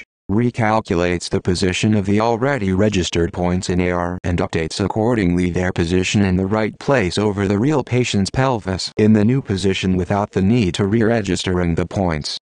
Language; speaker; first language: English; non-native, fluent; Greek